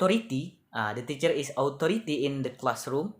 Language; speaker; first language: English; non-native, learner; Indonesian